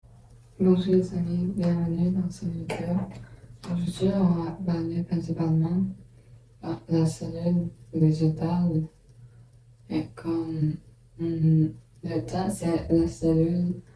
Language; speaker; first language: French; non-native, learner; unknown